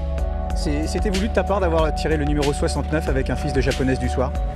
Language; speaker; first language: French; native; French